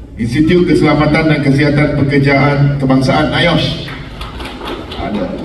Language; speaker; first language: Malay; non-native, local second language; Chinese